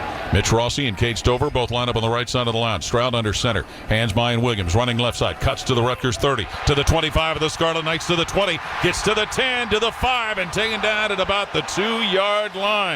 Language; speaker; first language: English; native; English